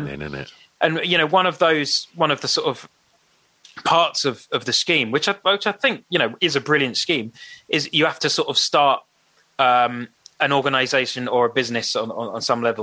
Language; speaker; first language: English; native; English